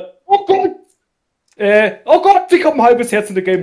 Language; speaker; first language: German; native; German